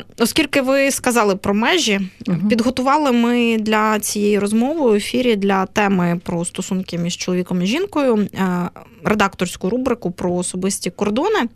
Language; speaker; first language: Ukrainian; native; Ukrainian